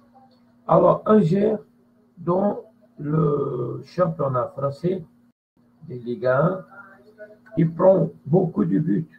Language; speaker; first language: French; non-native, fluent; Portuguese